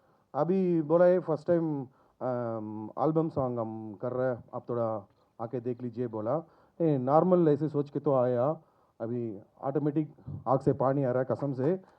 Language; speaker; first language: Hindi; non-native, local second language; Telugu